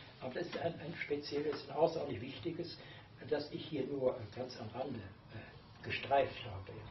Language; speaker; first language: German; native; German